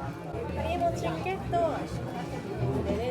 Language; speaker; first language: Italian; non-native, fluent; Japanese